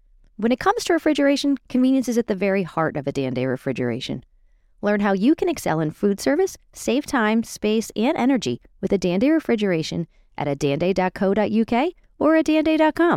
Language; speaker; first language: English; native; English